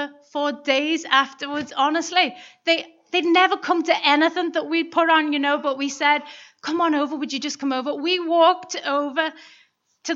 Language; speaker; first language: English; native; English